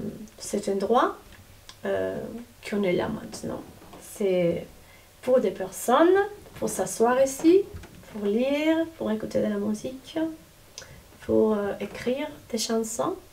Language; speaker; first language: French; non-native, fluent; Spanish